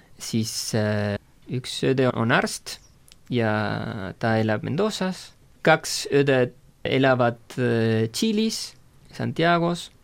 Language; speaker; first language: Estonian; non-native, fluent; Spanish